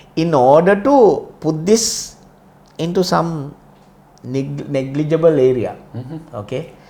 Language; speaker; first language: English; non-native, local second language; Sinhala